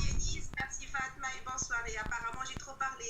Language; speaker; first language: French; non-native, local second language; Arabic